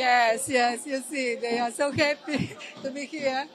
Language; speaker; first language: English; non-native, learner; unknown